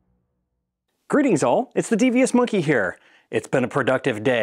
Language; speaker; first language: English; native; English